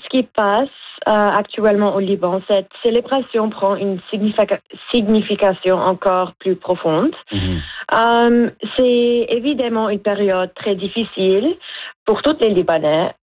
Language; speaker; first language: French; non-native, local second language; Arabic